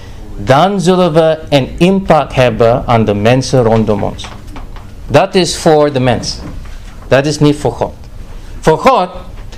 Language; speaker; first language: Dutch; non-native, fluent; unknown